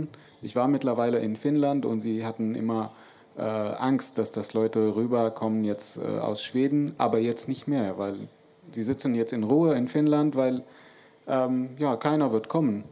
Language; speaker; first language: German; non-native, fluent; Arabic